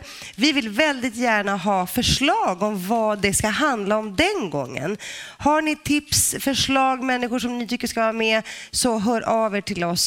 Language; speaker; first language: Swedish; native; Swedish